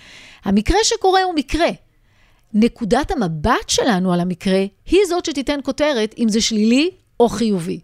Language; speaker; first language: Hebrew; native; Hebrew